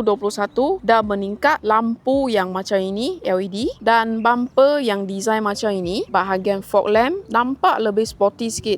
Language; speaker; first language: Malay; native; Malay